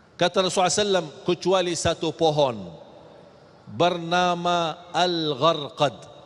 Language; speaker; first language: Malay; non-native, fluent; Arabic